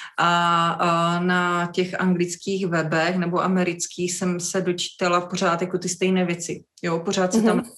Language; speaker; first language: Czech; native; Czech